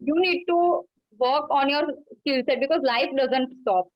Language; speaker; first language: English; non-native, local second language; Gujarati